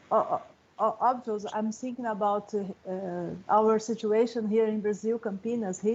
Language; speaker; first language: English; non-native, learner; Portuguese